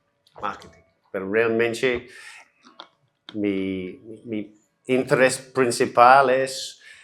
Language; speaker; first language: Portuguese; non-native, learner; English